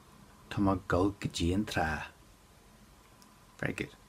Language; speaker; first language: Irish; non-native, local second language; English